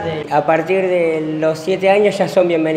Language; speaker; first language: Spanish; native; Spanish